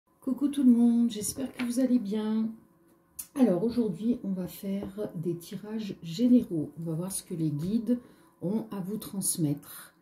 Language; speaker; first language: French; native; French